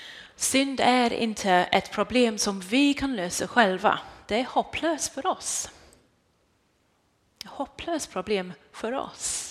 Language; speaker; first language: Swedish; non-native, fluent; English